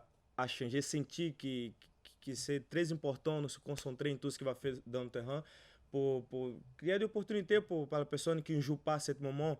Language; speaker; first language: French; non-native, learner; Portuguese